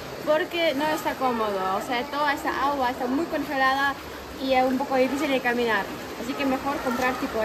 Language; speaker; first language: Spanish; non-native, fluent; Ukrainian